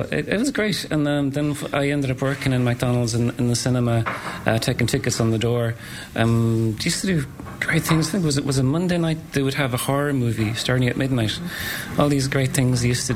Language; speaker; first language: English; native; English